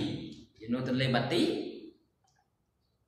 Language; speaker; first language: English; non-native, learner; Khmer